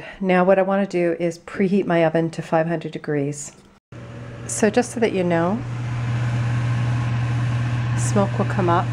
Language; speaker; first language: English; native; English